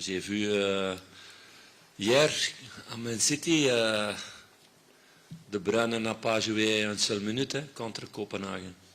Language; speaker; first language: French; non-native, fluent; Dutch